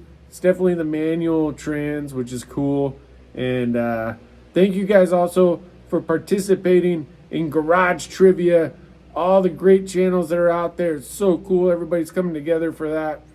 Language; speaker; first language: English; native; English